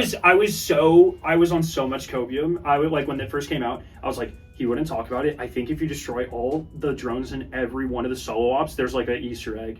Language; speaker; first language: English; native; English